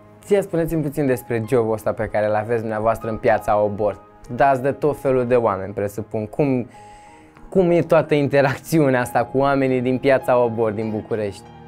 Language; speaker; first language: Romanian; native; Romanian